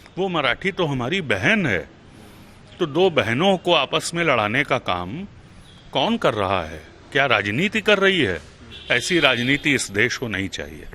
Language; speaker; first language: Hindi; native; Hindi